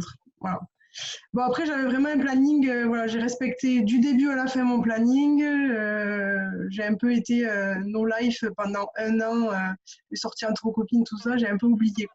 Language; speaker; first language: French; native; French